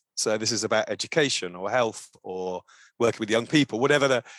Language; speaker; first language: English; native; English